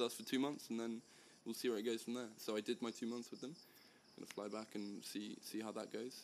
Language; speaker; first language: English; native; English